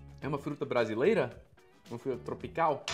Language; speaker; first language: Portuguese; non-native, fluent; English